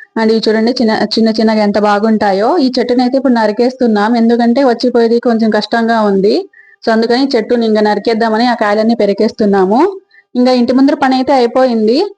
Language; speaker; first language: Telugu; native; Telugu